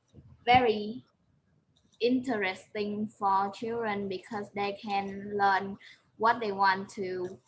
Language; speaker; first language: English; non-native, learner; Vietnamese